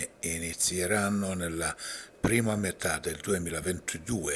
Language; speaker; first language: Italian; non-native, fluent; Persian